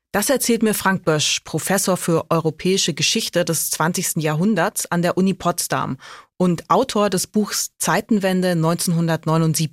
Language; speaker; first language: German; native; German